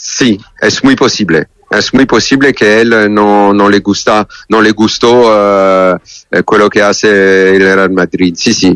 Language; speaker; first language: Spanish; non-native, learner; French